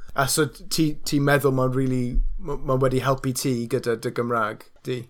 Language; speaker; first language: Welsh; non-native, local second language; English